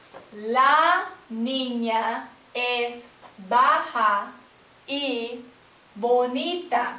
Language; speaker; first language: Spanish; non-native, fluent; English